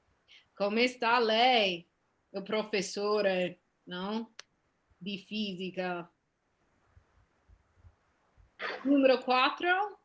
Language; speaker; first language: Italian; non-native, fluent; English